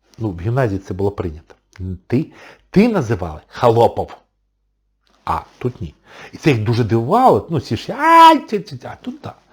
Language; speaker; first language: Ukrainian; non-native, local second language; Russian